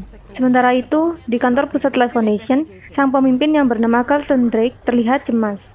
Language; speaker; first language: Indonesian; native; Indonesian